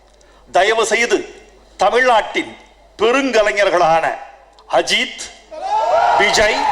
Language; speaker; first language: Tamil; native; Tamil